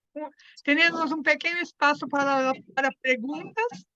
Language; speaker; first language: Spanish; non-native, fluent; Portuguese